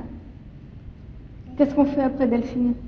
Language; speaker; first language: French; native; French